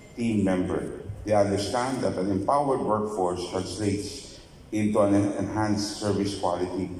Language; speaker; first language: English; non-native, local second language; Filipino